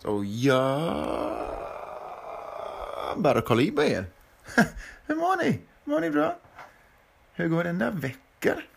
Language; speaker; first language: Swedish; non-native, fluent; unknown